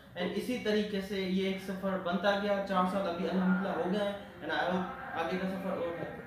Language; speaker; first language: Urdu; non-native, local second language; Sindhi